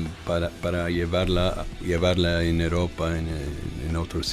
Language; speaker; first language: Spanish; non-native, fluent; English